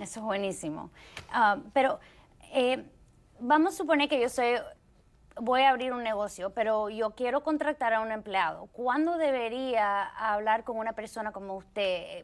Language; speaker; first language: Spanish; early bilingual, heritage; Spanish